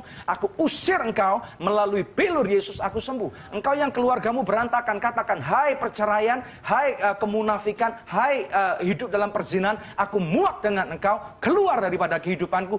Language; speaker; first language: Indonesian; native; Indonesian